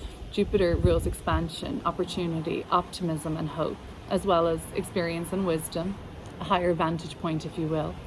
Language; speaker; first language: English; native; English